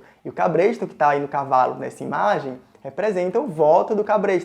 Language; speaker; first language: Portuguese; native; Portuguese